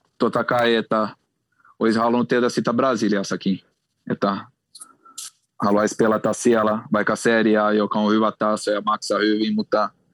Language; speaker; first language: Finnish; non-native, fluent; Portuguese